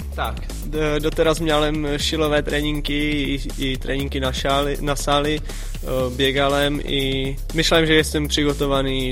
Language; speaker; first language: Polish; non-native, learner; Czech